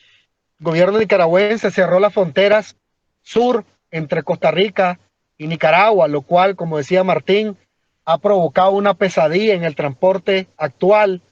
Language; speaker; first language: Spanish; native; Spanish